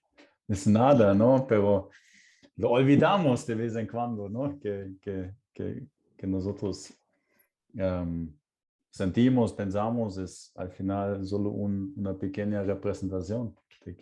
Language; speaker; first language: Spanish; non-native, fluent; German